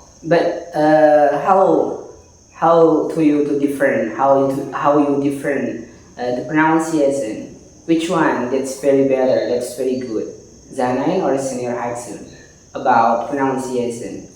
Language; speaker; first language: English; non-native, learner; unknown